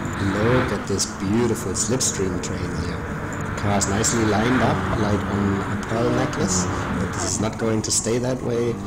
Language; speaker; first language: English; non-native, fluent; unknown